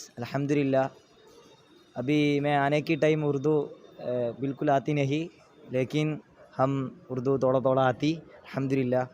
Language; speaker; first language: Hindi; non-native, learner; Malayalam